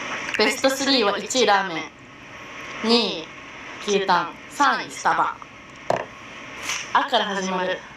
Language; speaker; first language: Japanese; native; Japanese